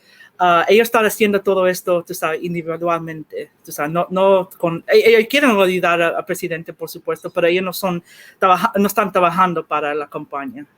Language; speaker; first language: Spanish; early bilingual, heritage; Spanish